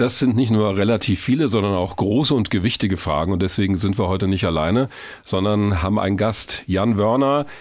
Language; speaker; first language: German; native; German